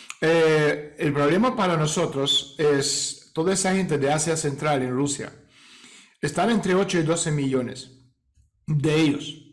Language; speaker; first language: Spanish; non-native, fluent; Russian